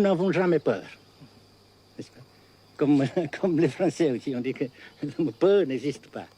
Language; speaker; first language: French; non-native, fluent; Vietnamese